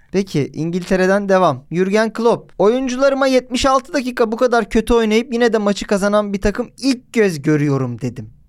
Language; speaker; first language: Turkish; native; Turkish